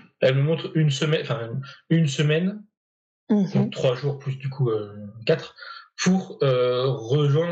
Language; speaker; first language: French; native; French